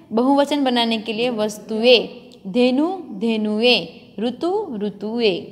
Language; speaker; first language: Hindi; non-native, local second language; Gujarati